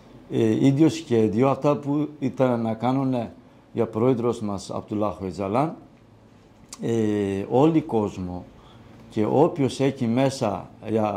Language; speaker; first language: Greek; non-native, learner; Kurdish